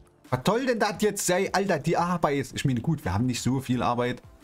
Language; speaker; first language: German; native; German